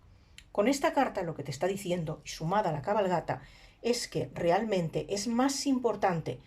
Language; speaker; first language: Spanish; native; Spanish